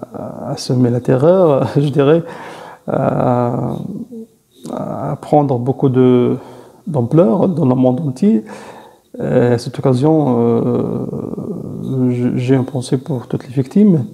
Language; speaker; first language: French; non-native, fluent; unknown